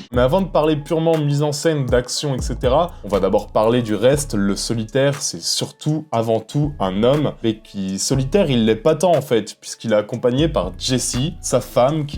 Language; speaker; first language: French; native; French